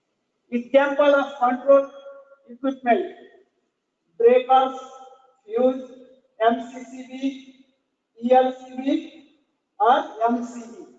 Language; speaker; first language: English; non-native, learner; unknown